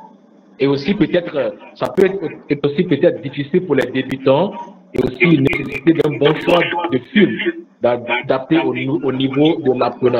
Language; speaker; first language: French; non-native, fluent; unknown